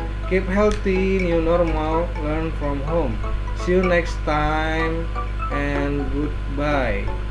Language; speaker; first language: English; non-native, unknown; Indonesian